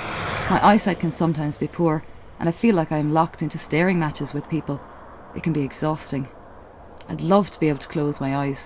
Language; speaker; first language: English; native; English